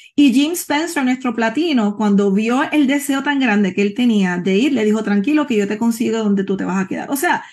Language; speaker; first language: Spanish; native; Spanish